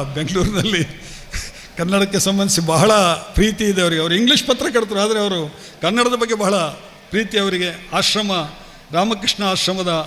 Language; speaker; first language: Kannada; non-native, local second language; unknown